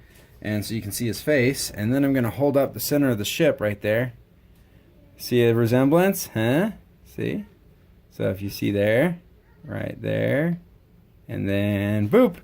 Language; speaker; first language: English; native; English